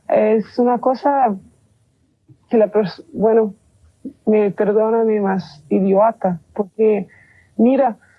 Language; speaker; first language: Spanish; non-native, learner; Portuguese